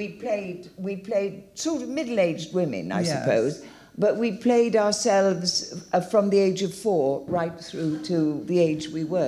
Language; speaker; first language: English; native; English